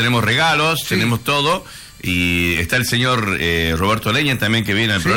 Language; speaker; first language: Spanish; native; Spanish